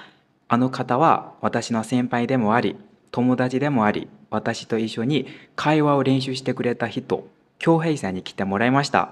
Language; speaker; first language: Japanese; non-native, fluent; Burmese